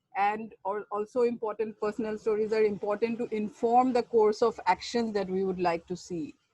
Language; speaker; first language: English; non-native, local second language; Assamese